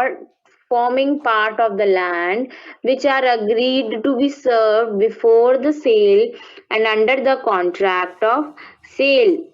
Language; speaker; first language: English; non-native, local second language; Hindi